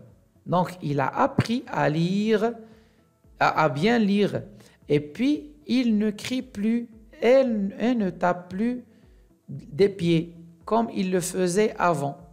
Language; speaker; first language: French; non-native, local second language; Arabic